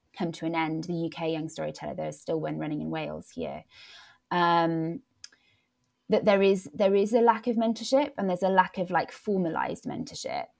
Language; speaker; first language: English; non-native, local second language; Welsh